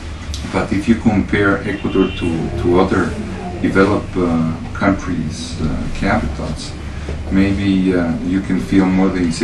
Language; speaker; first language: English; non-native, learner; Spanish